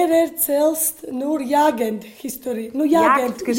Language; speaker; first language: German; non-native, learner; Latvian